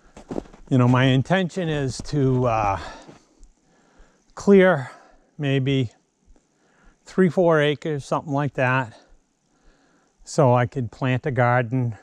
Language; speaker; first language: English; native; English